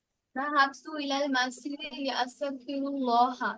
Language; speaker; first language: Arabic; non-native, learner; Bangla